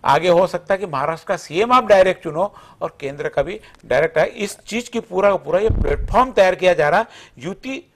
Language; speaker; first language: Hindi; native; Hindi